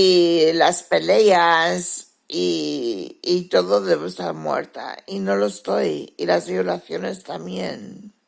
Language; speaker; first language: Spanish; early bilingual, heritage; Spanish